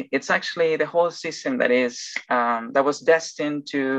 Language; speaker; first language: English; non-native, fluent; Spanish